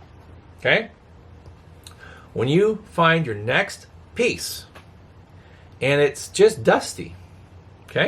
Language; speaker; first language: English; native; English